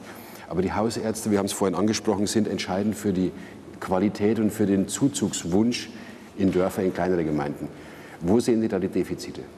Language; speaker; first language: German; native; German